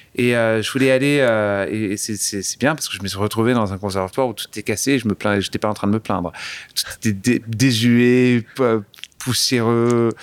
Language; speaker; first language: French; early bilingual, other home language; English